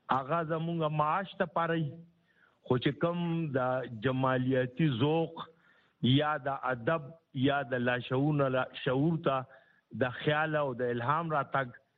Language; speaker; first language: Pashto; native; Pashto